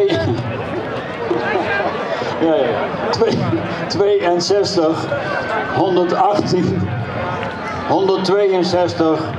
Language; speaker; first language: Dutch; native; Dutch